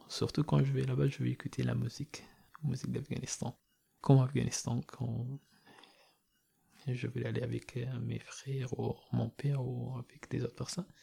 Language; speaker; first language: French; non-native, learner; Persian